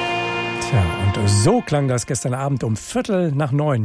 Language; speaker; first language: German; native; German